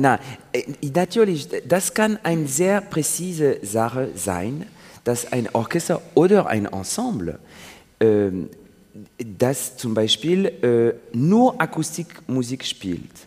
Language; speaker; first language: German; non-native, learner; French